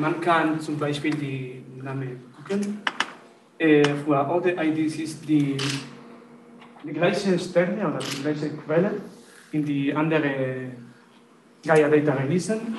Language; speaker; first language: German; non-native, learner; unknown